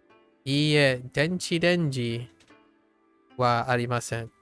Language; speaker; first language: Japanese; non-native, learner; English